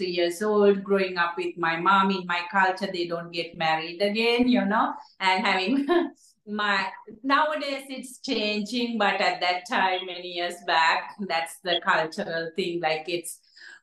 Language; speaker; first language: English; non-native, local second language; Sinhala